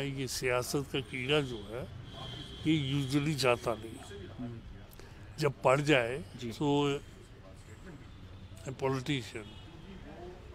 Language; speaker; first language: Hindi; non-native, local second language; Kashmiri